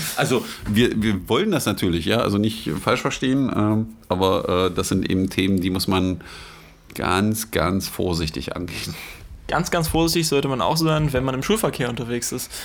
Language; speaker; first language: German; native; German